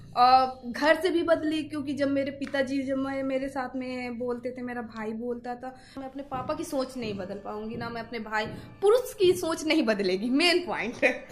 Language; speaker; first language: Hindi; native; Hindi